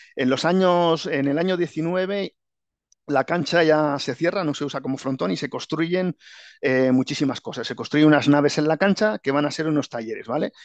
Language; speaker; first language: Spanish; native; Spanish